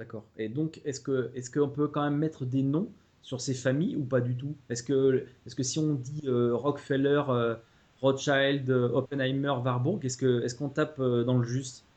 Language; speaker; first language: French; native; French